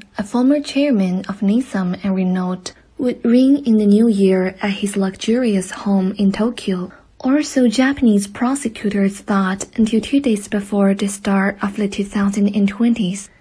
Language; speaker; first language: English; non-native, fluent; Chinese